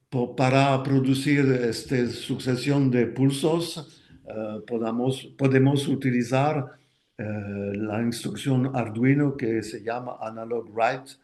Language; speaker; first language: Spanish; non-native, fluent; French